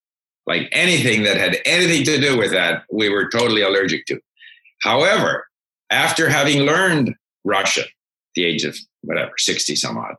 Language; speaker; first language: English; native; English